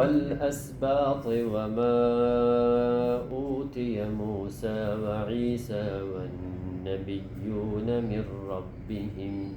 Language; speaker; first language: Arabic; non-native, fluent; Malay